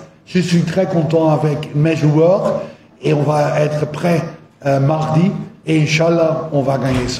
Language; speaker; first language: French; non-native, fluent; Dutch